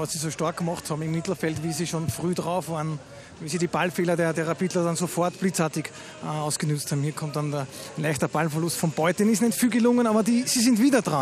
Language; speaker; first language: German; native; German